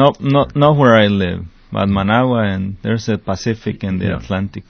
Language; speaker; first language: English; non-native, fluent; Spanish